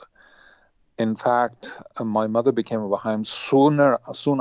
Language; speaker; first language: English; non-native, fluent; Spanish